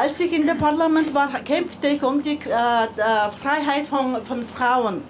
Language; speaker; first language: German; non-native, fluent; Mongolian